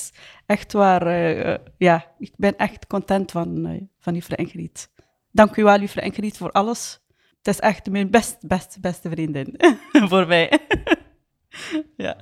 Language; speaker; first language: Dutch; non-native, learner; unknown